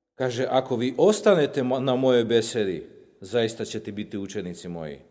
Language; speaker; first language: Serbian; non-native, local second language; Slovak